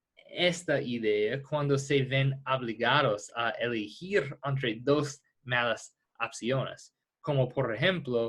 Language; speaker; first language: Spanish; non-native, fluent; English